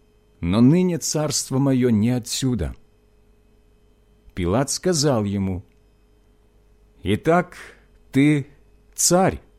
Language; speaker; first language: Russian; native; Russian